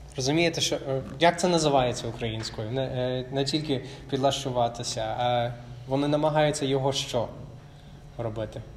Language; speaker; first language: Ukrainian; non-native, fluent; English